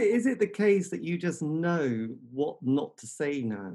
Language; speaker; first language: English; native; English